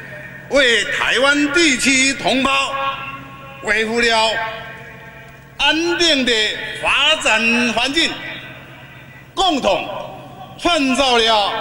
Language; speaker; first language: Chinese; non-native, local second language; Min Nan Chinese